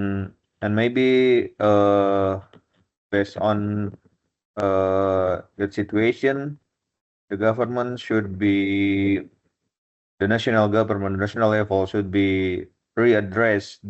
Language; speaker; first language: English; non-native, fluent; Indonesian